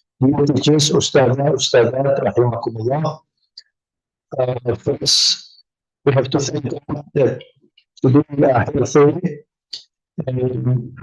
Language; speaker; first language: English; non-native, fluent; Indonesian